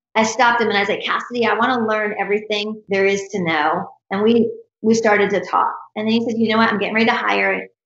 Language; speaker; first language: English; native; English